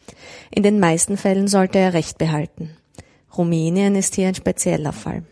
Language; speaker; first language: German; native; German